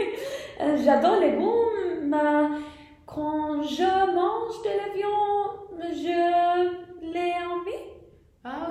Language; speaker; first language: French; non-native, learner; English